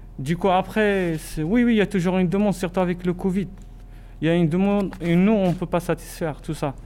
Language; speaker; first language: French; non-native, local second language; Arabic